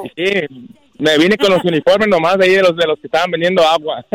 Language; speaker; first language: Spanish; native; Spanish